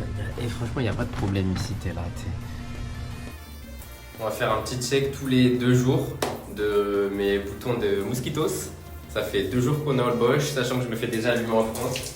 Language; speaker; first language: French; native; French